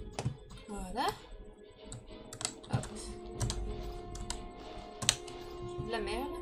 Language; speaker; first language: French; native; French